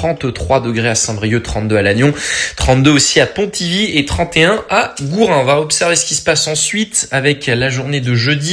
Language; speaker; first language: French; native; French